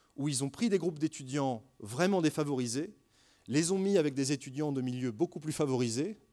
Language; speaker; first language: French; native; French